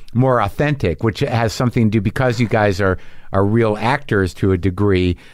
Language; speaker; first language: English; native; English